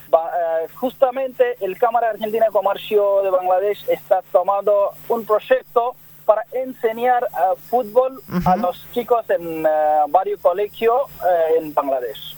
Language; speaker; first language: Spanish; non-native, learner; Bangla